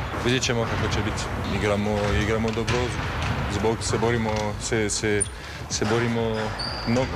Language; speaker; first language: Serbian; non-native, learner; French